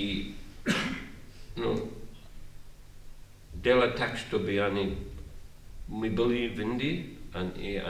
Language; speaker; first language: Russian; non-native, learner; English